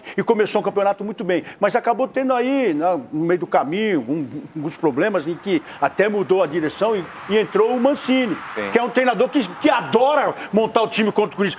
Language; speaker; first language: Portuguese; native; Portuguese